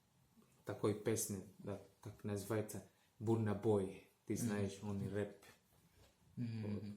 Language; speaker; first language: Russian; non-native, learner; Portuguese